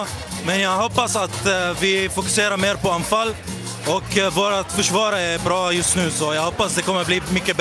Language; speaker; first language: Swedish; non-native, local second language; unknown